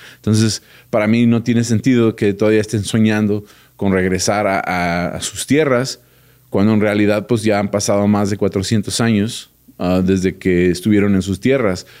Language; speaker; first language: Spanish; early bilingual, heritage; Spanish